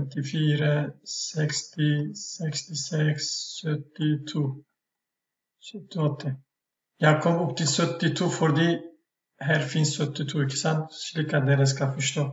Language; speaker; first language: Norwegian; non-native, fluent; Turkish